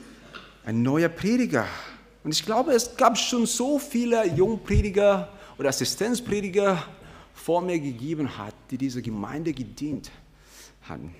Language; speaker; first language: German; non-native, fluent; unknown